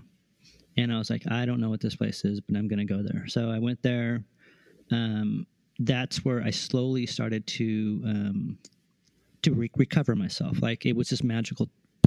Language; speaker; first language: English; early bilingual, other home language; Spanish